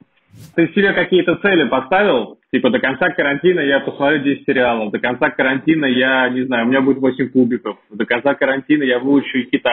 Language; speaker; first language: Russian; native; Russian